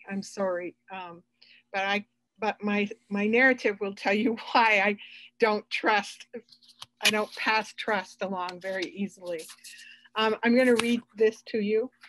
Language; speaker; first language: English; native; English